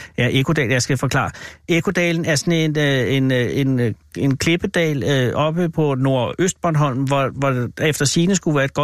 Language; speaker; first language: Danish; native; Danish